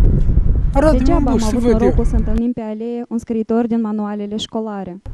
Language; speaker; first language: Romanian; native; Romanian